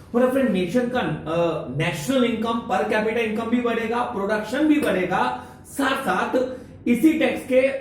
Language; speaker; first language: Hindi; non-native, local second language; Gujarati